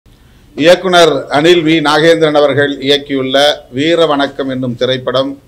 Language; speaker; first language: Tamil; native; Tamil